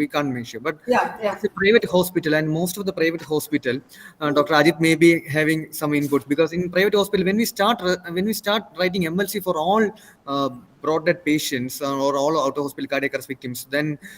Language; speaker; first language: English; non-native, local second language; Malayalam